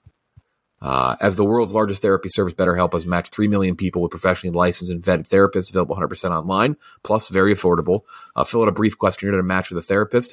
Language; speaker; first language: English; native; English